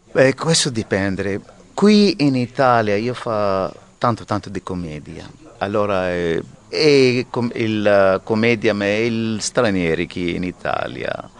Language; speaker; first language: Italian; non-native, learner; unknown